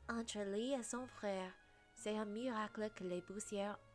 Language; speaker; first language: French; non-native, learner; English